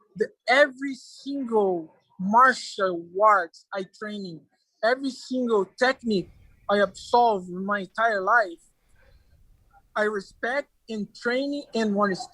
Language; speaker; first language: English; non-native, learner; Portuguese